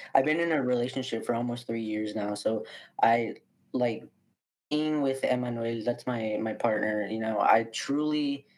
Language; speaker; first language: English; early bilingual, other home language; Spanish